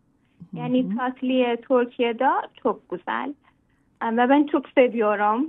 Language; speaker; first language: Turkish; non-native, learner; Persian